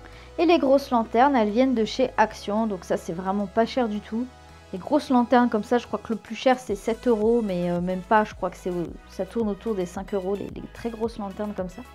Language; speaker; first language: French; native; French